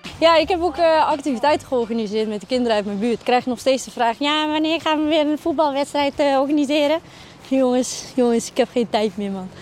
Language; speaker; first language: Dutch; early bilingual, other home language; Arabic